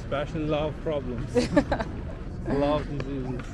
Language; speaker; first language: English; non-native, local second language; Albanian